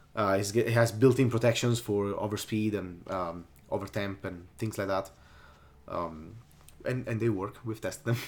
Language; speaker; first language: English; non-native, fluent; Italian